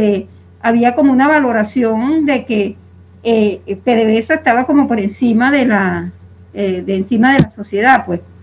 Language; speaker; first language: Spanish; native; Spanish